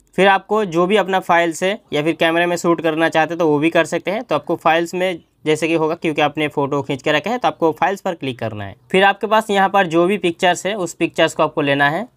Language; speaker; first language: Hindi; native; Hindi